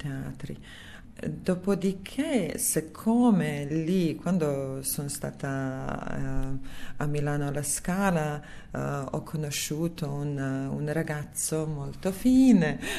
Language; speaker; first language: Italian; non-native, fluent; Serbian